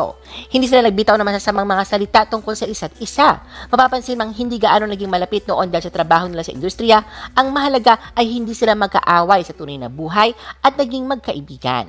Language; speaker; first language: Filipino; native; Filipino